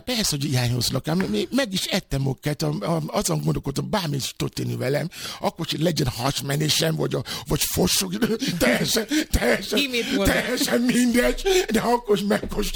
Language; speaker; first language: Hungarian; non-native, fluent; Yoruba